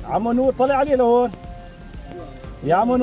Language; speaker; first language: Arabic; native; Arabic